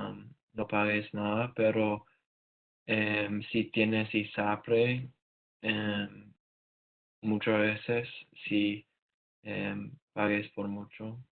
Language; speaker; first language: Spanish; non-native, learner; English